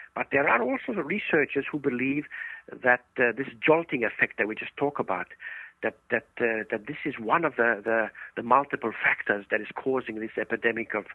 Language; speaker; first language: English; early bilingual, other home language; Estonian